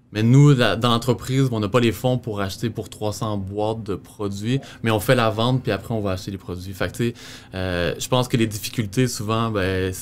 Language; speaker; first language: French; native; French